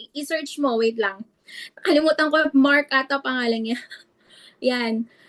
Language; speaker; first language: Filipino; non-native, local second language; Iloko